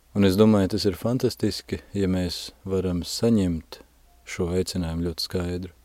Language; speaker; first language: Latvian; native; Latvian